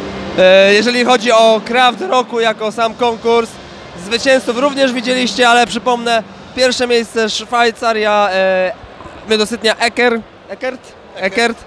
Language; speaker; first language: Polish; native; Polish